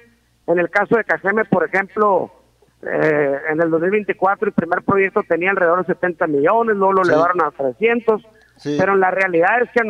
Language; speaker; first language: Spanish; native; Spanish